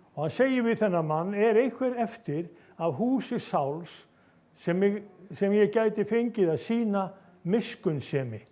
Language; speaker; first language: Icelandic; native; Icelandic